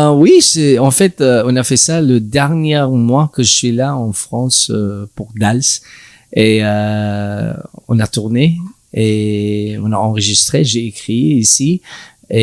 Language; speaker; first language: French; non-native, learner; English